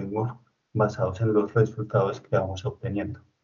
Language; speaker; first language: Spanish; native; Spanish